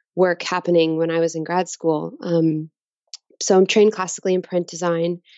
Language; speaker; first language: English; native; English